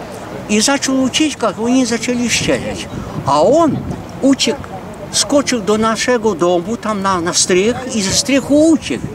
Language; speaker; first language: Polish; early bilingual, heritage; Polish